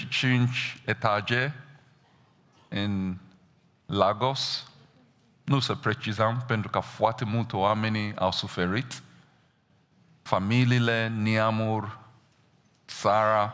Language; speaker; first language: Romanian; non-native, fluent; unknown